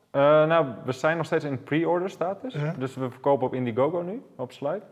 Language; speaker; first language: Dutch; native; Dutch